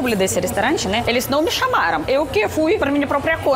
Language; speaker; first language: Portuguese; non-native, fluent; Russian